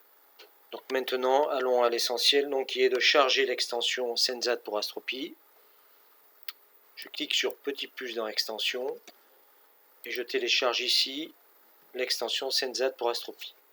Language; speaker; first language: French; native; French